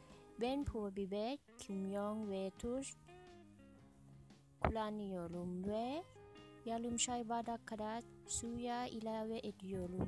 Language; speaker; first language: Turkish; non-native, learner; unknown